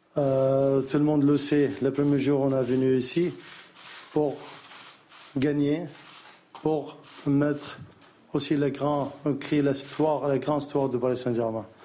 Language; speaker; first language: French; non-native, learner; Arabic